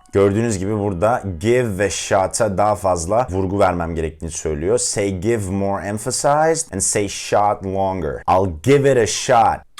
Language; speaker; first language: Turkish; native; Turkish